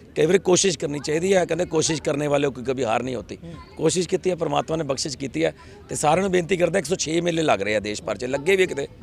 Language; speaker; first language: Punjabi; native; Punjabi